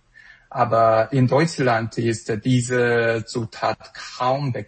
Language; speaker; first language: German; non-native, fluent; Korean